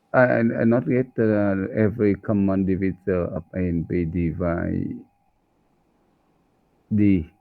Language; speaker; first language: English; non-native, learner; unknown